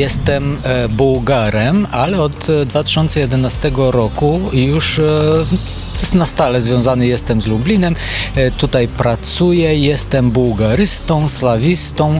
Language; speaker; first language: Polish; non-native, fluent; Bulgarian